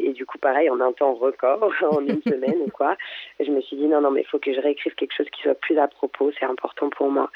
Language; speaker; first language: French; native; French